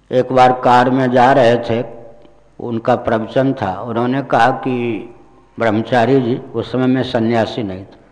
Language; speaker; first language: Hindi; non-native, local second language; Maithili